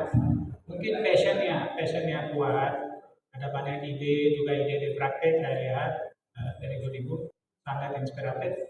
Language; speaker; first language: Indonesian; non-native, fluent; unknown